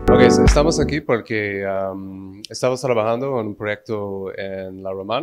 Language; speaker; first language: Spanish; non-native, learner; English